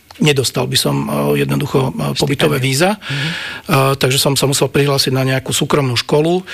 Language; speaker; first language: Slovak; native; Slovak